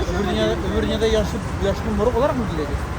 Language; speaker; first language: Turkish; native; Turkish